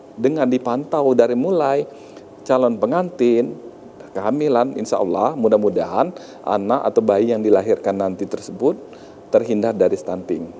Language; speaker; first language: Indonesian; native; Indonesian